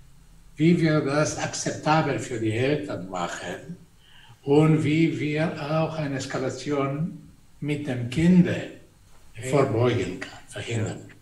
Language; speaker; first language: German; non-native, fluent; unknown